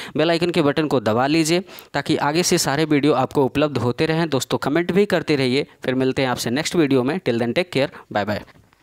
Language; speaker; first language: Hindi; native; Hindi